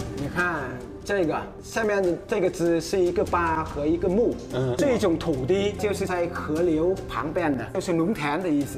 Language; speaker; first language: Chinese; non-native, fluent; Vietnamese